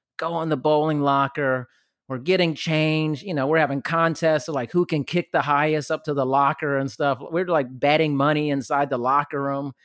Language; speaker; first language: English; native; English